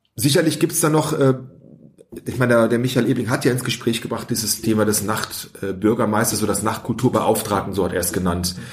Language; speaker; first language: German; early bilingual, other home language; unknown